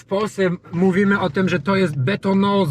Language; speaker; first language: Polish; non-native, learner; English